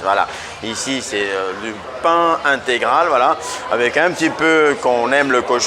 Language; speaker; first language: French; native; French